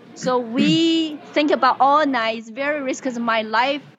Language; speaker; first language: English; non-native, fluent; Chinese